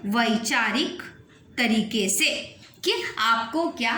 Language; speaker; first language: Hindi; non-native, local second language; Marathi